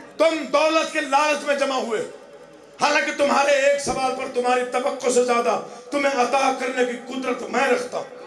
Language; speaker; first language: Urdu; non-native, local second language; Saraiki